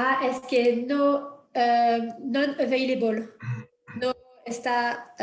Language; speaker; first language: Spanish; non-native, fluent; French